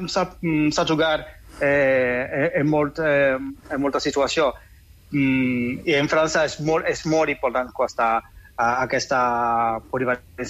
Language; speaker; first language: Catalan; non-native, fluent; French